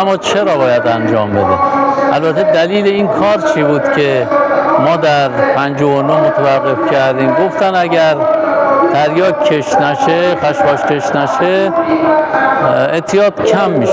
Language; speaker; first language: Persian; native; Persian